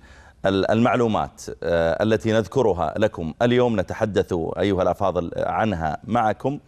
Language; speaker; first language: Arabic; native; Arabic